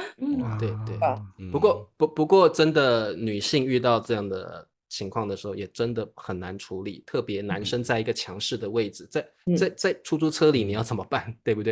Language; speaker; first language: Chinese; native; Chinese